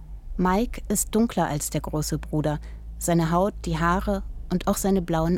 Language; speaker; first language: German; native; German